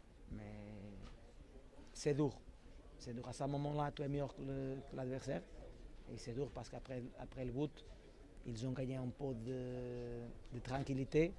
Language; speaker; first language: French; non-native, learner; Portuguese